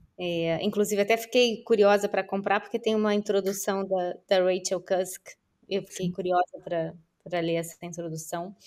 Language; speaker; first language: Portuguese; native; Portuguese